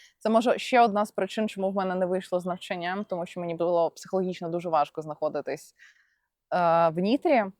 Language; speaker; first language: Ukrainian; non-native, local second language; Russian